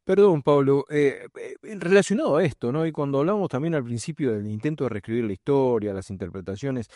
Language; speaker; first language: Spanish; native; Spanish